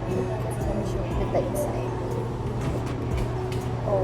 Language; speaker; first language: English; non-native, local second language; Filipino